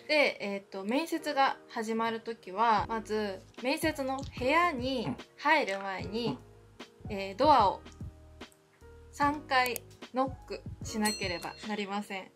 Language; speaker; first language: Japanese; native; Japanese